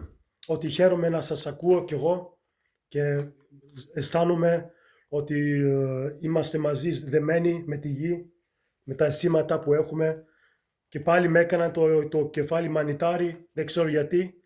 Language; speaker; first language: Greek; early bilingual, heritage; Greek